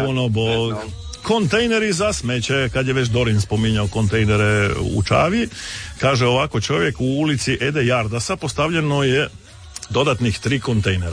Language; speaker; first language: Serbian; native; Serbian